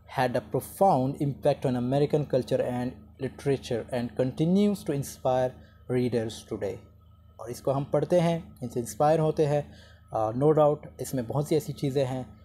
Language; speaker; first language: Urdu; native; Urdu